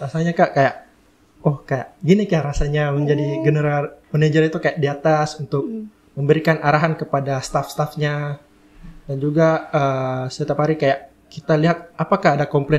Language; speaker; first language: Indonesian; native; Indonesian